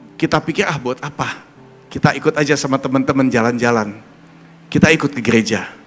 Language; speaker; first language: Indonesian; early bilingual, heritage; German